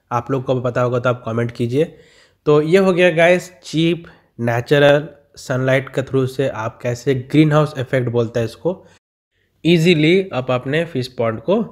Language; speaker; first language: Hindi; non-native, local second language; Bangla